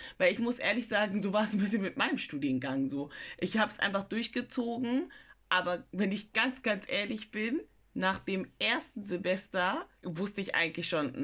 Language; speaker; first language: German; early bilingual, other home language; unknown